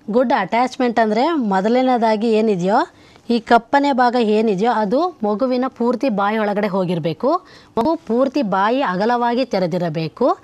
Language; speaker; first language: Kannada; native; Kannada